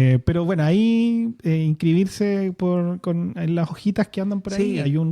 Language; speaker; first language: Spanish; native; Spanish